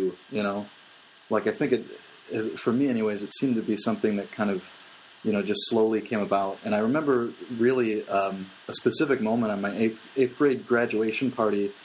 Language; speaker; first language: English; native; English